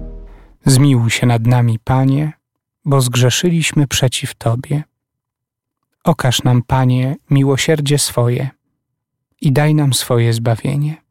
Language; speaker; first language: Polish; native; Polish